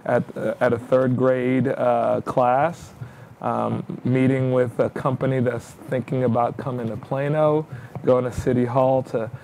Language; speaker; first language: English; native; English